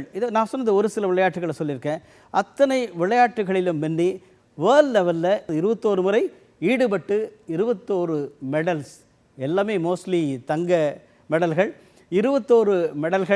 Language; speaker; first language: Tamil; native; Tamil